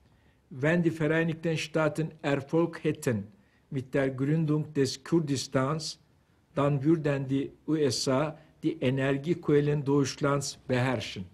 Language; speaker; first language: German; non-native, fluent; Turkish